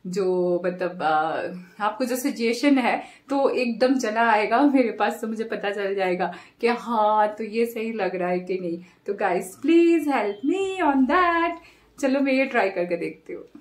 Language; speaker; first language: Hindi; non-native, local second language; Bangla